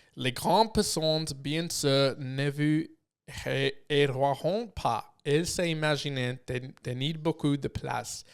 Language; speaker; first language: French; non-native, learner; English